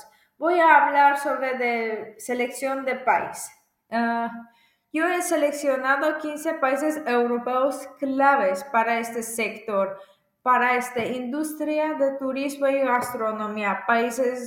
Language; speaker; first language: Spanish; non-native, fluent; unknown